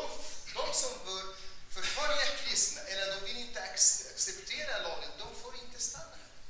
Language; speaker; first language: Swedish; non-native, fluent; Arabic